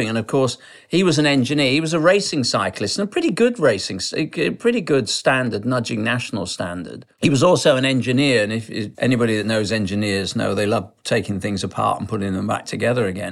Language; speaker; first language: English; native; English